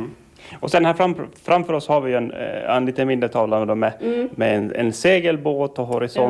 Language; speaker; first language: Swedish; native; Swedish